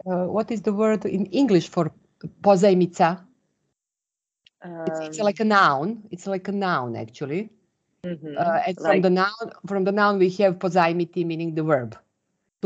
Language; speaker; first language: English; non-native, fluent; Serbian